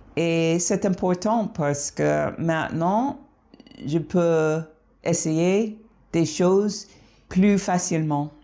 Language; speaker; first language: French; non-native, fluent; English